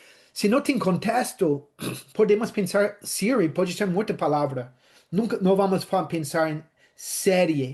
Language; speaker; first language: Portuguese; non-native, fluent; English